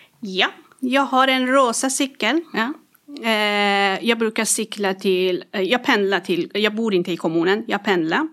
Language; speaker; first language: Swedish; non-native, fluent; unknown